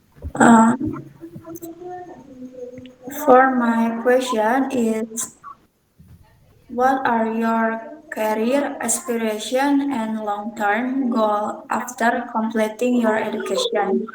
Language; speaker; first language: English; non-native, learner; Indonesian